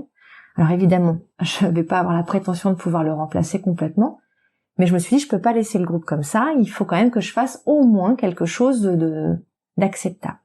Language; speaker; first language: French; native; French